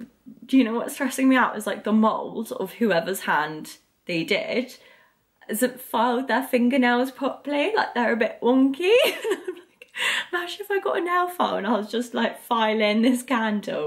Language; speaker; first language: English; native; English